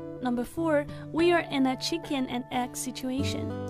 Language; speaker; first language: English; non-native, fluent; Chinese